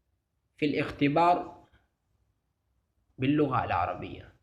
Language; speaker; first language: Arabic; non-native, fluent; Urdu